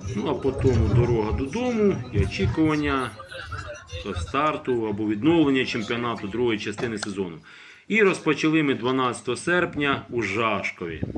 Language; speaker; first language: Ukrainian; native; Ukrainian